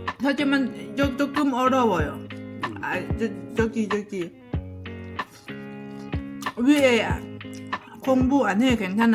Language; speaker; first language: Korean; non-native, learner; Lao